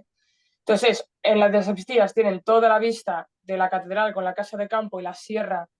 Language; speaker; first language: Spanish; native; Spanish